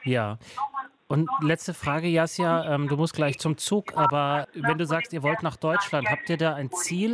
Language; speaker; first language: German; native; German